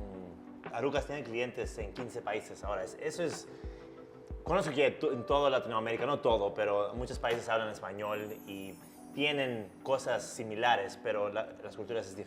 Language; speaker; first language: Spanish; non-native, learner; English